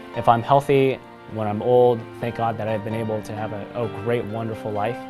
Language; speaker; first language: English; native; English